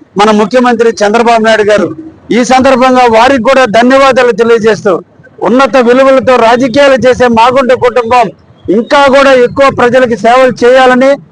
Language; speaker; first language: Telugu; native; Telugu